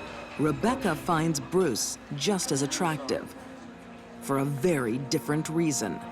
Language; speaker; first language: English; native; English